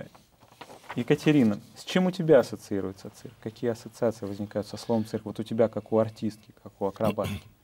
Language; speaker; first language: Russian; native; Russian